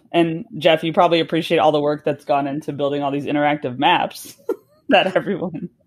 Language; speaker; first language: English; native; English